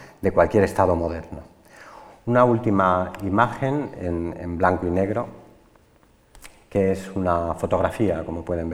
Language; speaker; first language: Spanish; native; Spanish